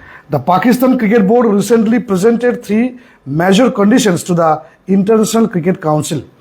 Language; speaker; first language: English; non-native, local second language; Bangla